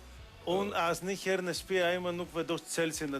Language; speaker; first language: Albanian; non-native, learner; Greek